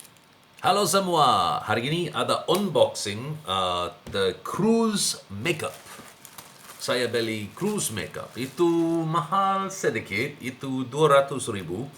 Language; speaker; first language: Indonesian; non-native, learner; English